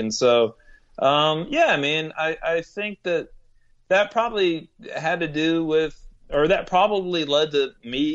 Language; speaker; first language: English; native; English